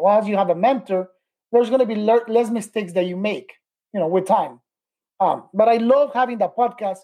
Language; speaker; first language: English; native; English